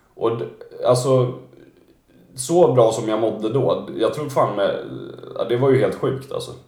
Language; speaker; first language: Swedish; native; Swedish